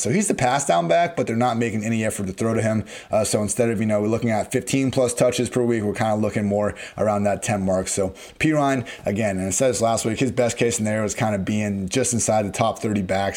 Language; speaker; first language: English; native; English